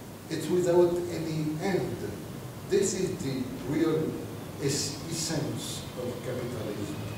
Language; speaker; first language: English; non-native, fluent; French